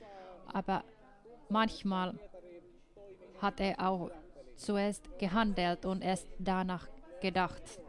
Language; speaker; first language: German; non-native, fluent; Finnish